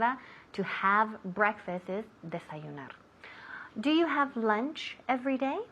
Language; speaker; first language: English; non-native, fluent; Spanish